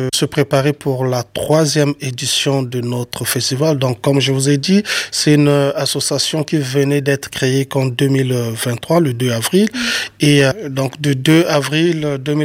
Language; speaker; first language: French; non-native, local second language; Kongo